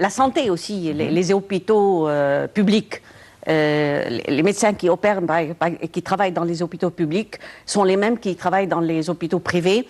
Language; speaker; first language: French; non-native, local second language; Arabic